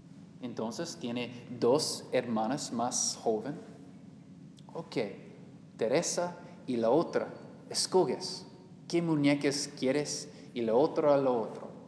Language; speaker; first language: Spanish; non-native, learner; English